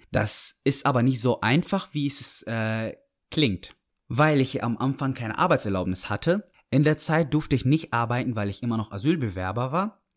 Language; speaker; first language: German; non-native, fluent; Arabic